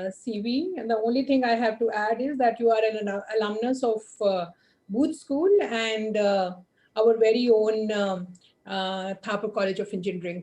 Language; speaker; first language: English; non-native, local second language; Hindi